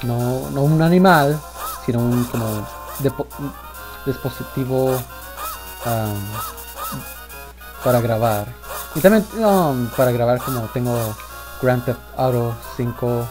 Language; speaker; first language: Spanish; early bilingual, heritage; Spanish